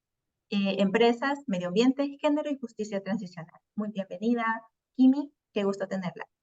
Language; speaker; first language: Spanish; native; Spanish